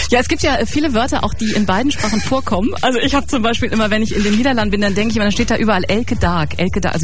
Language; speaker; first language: German; native; German